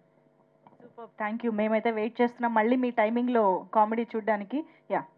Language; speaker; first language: Telugu; native; Telugu